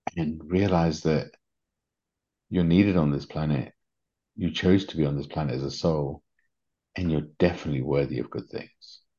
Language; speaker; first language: English; native; English